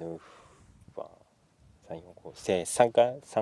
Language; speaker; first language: French; non-native, learner; Japanese